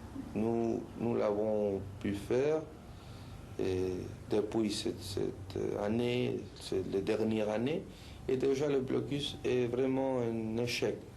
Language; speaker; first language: French; non-native, fluent; Spanish